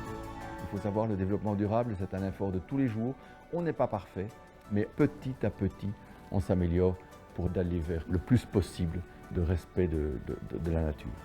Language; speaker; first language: French; native; French